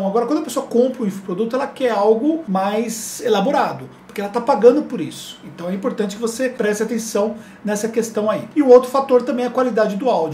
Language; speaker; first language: Portuguese; native; Portuguese